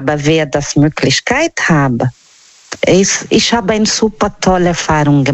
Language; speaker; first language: German; non-native, learner; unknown